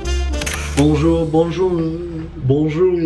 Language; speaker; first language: French; non-native, learner; English